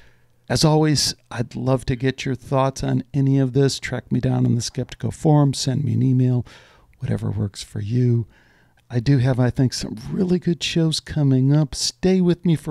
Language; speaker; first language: English; native; English